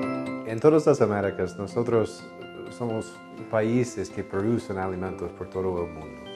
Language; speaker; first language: Spanish; non-native, fluent; English